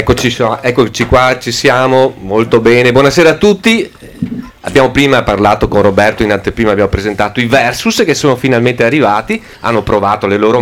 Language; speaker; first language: Italian; native; Italian